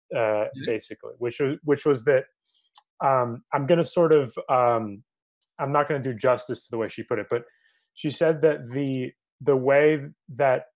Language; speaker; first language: English; native; English